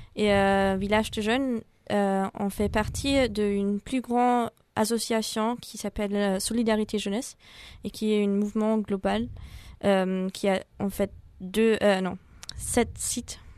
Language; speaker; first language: French; non-native, fluent; German